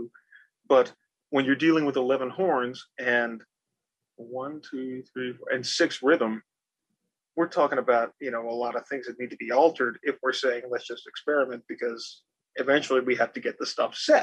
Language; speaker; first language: English; native; English